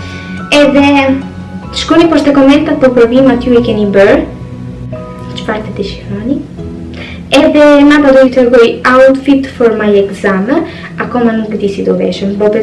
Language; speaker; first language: Albanian; early bilingual, heritage; Albanian